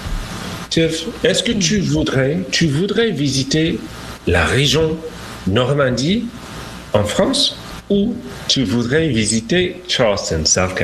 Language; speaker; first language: French; non-native, fluent; English